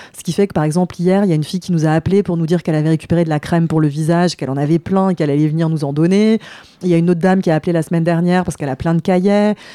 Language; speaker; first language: French; native; French